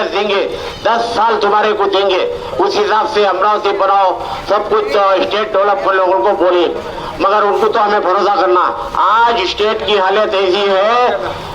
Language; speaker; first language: Hindi; non-native, local second language; Urdu